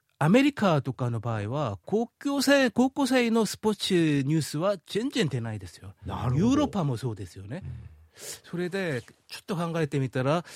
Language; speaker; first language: Japanese; non-native, fluent; Korean